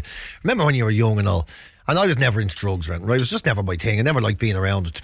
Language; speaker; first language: English; native; English